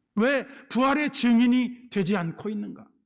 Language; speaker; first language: Korean; native; Korean